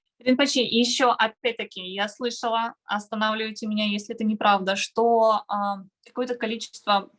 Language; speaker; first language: Russian; native; Russian